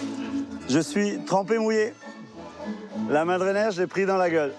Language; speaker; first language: French; native; French